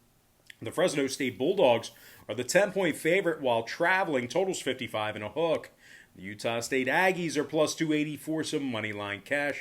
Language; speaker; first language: English; native; English